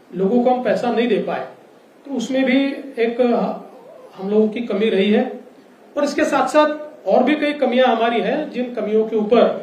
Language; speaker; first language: Hindi; native; Hindi